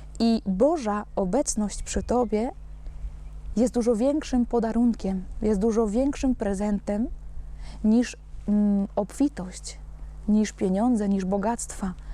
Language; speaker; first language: Polish; non-native, fluent; Spanish